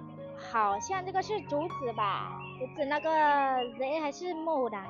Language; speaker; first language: Chinese; non-native, fluent; Vietnamese